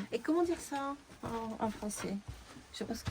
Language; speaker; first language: French; non-native, learner; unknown